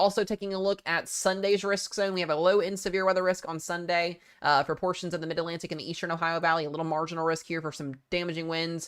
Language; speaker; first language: English; native; English